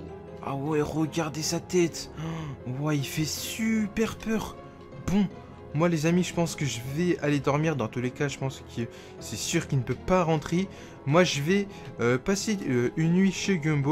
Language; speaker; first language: French; native; French